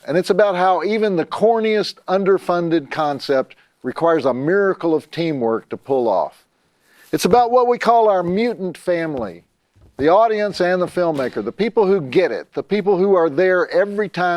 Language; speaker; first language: English; native; English